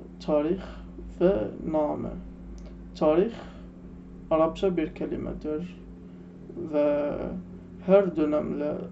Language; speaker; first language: Turkish; non-native, learner; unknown